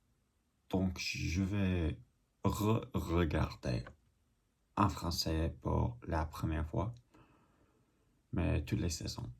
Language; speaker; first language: French; non-native, learner; English